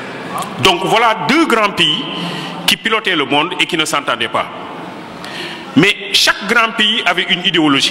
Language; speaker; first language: French; non-native, local second language; Wolof